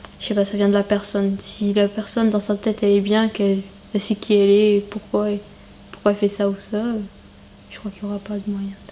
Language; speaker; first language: French; early bilingual, other home language; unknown